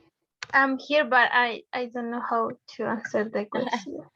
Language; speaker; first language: English; non-native, learner; Spanish